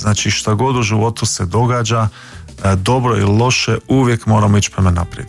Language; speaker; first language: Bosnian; early bilingual, heritage; Croatian